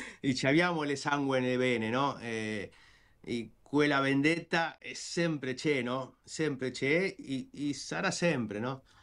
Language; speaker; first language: Italian; non-native, fluent; Spanish